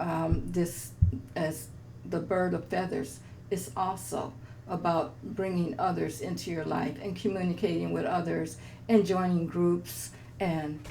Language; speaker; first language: English; native; English